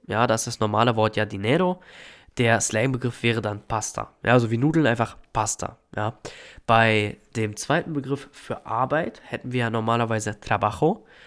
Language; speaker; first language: German; native; German